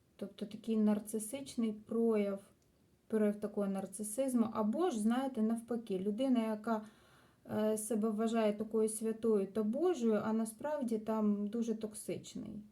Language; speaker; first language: Ukrainian; non-native, local second language; Russian